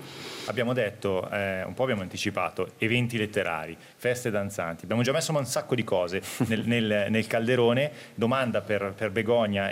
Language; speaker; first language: Italian; native; Italian